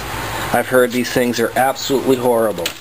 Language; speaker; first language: English; native; English